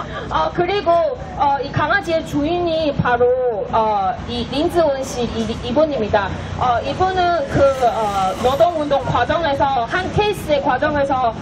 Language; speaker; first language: Korean; non-native, fluent; Chinese